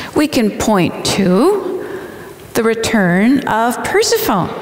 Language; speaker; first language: English; native; English